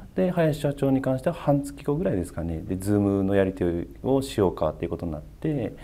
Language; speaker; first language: Japanese; native; Japanese